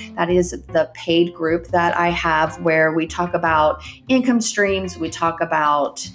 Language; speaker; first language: English; native; English